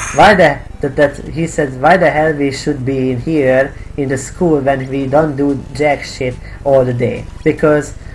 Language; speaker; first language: English; non-native, fluent; Hungarian